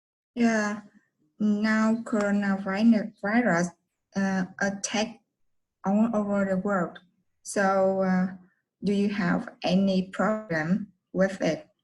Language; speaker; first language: English; non-native, learner; Vietnamese